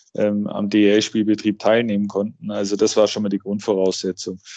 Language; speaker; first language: German; native; German